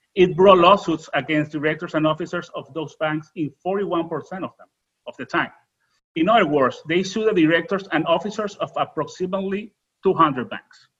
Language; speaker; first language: English; non-native, fluent; Spanish